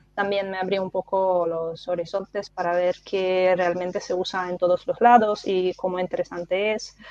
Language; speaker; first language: Spanish; non-native, fluent; Russian